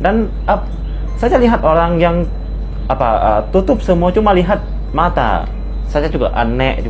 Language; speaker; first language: Indonesian; non-native, fluent; Lao